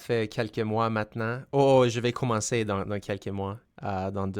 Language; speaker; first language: French; non-native, fluent; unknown